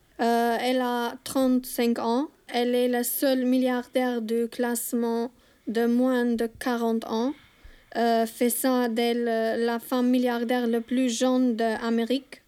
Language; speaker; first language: French; non-native, learner; Albanian